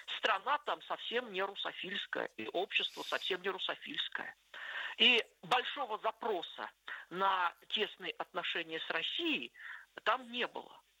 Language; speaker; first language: Russian; native; Russian